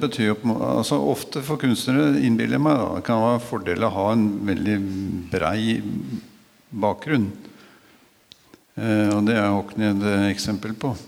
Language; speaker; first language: Norwegian; native; Norwegian